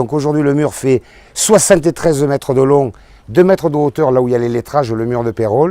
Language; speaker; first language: French; native; French